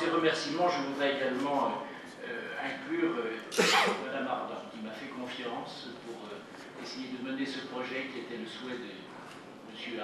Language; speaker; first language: French; native; French